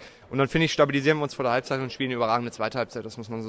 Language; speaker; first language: German; native; German